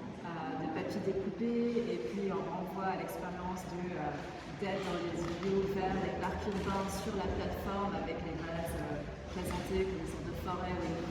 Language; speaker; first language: French; native; French